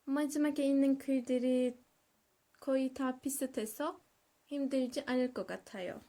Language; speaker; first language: Korean; non-native, learner; Turkish